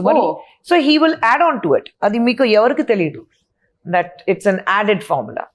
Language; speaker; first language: Telugu; non-native, local second language; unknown